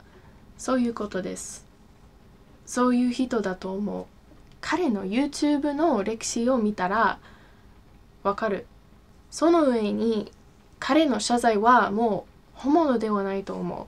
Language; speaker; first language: Japanese; non-native, fluent; English